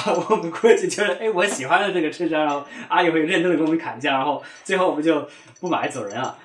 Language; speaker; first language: Chinese; non-native, fluent; English